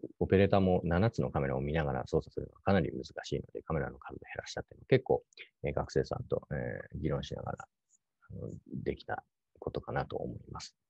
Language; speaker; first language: Japanese; native; Japanese